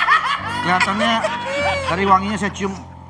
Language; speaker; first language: Indonesian; native; Indonesian